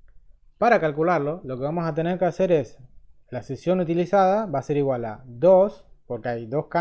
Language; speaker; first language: Spanish; native; Spanish